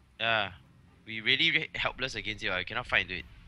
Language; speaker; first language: English; non-native, local second language; Chinese